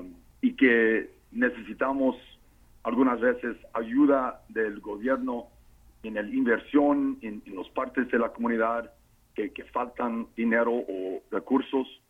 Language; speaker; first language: Spanish; non-native, fluent; English